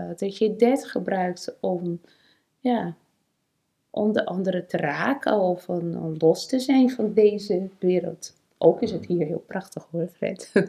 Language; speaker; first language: Dutch; non-native, fluent; Portuguese